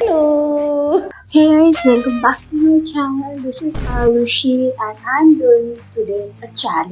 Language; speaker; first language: English; non-native, local second language; Hindi